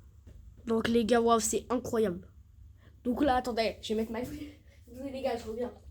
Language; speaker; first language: French; native; French